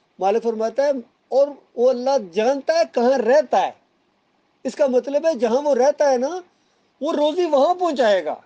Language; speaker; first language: Urdu; non-native, local second language; Punjabi